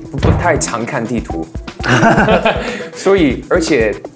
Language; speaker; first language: Chinese; non-native, fluent; English